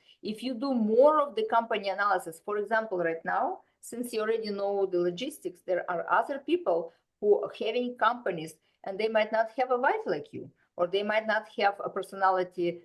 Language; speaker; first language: English; non-native, fluent; Russian